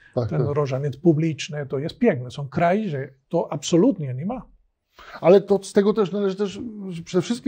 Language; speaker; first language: Polish; non-native, learner; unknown